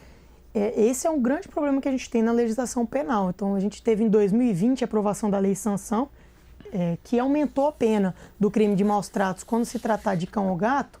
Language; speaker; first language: Portuguese; native; Portuguese